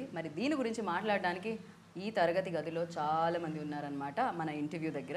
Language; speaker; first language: Telugu; native; Telugu